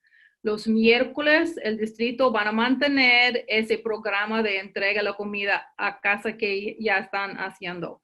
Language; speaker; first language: Spanish; early bilingual, heritage; English